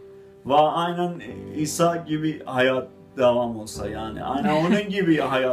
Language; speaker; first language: Turkish; non-native, learner; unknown